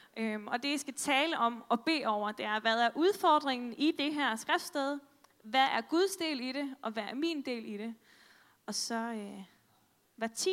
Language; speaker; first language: Danish; native; Danish